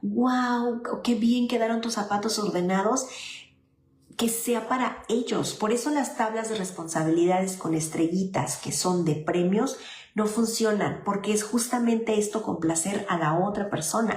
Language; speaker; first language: Spanish; native; Spanish